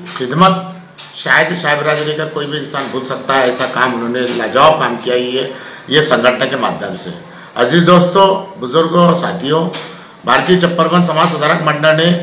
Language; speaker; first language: Hindi; native; Hindi